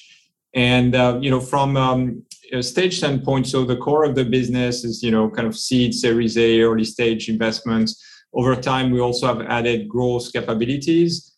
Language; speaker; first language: English; non-native, fluent; French